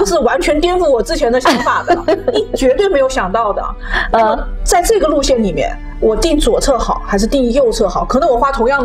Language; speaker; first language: Chinese; native; Chinese